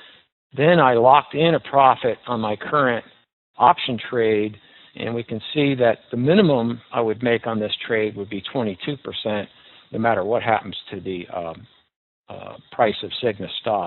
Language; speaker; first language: English; native; English